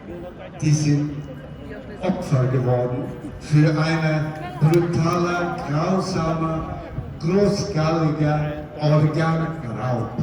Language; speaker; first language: German; non-native, fluent; Cantonese